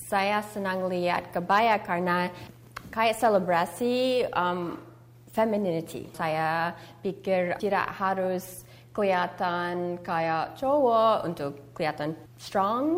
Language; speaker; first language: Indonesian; early bilingual, heritage; Indonesian